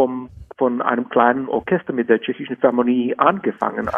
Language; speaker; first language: German; non-native, fluent; Czech